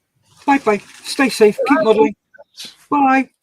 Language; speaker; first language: English; native; English